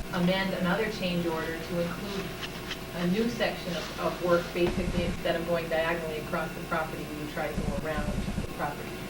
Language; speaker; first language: English; native; English